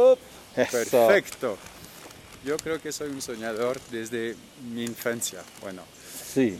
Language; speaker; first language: Spanish; non-native, fluent; French